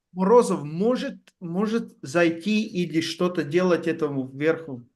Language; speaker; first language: Russian; non-native, learner; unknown